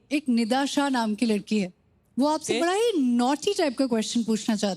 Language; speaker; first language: Hindi; native; Hindi